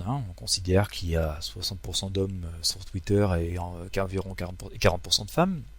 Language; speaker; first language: French; native; French